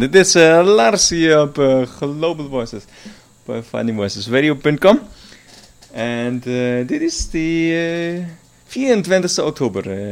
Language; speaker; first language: Dutch; non-native, learner; German